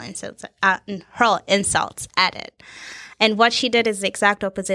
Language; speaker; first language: English; non-native, local second language; Ganda